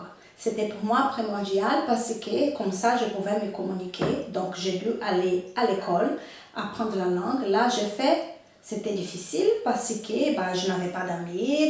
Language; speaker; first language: French; non-native, fluent; Portuguese